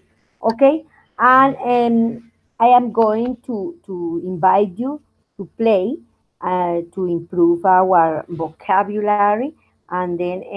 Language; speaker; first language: English; non-native, learner; Spanish